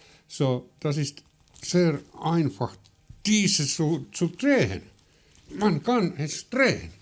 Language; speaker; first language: German; non-native, learner; Finnish